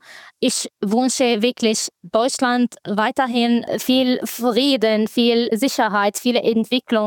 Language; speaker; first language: German; non-native, fluent; Arabic